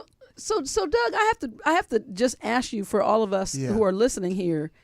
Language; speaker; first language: English; native; English